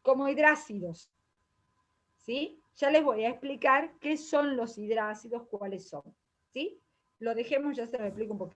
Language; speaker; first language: Spanish; native; Spanish